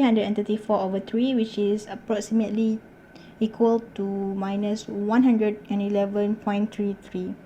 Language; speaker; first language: English; non-native, local second language; Malay